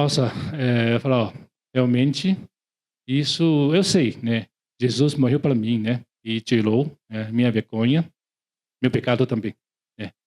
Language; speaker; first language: Portuguese; non-native, learner; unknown